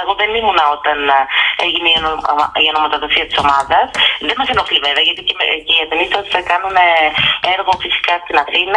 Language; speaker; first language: Greek; native; Greek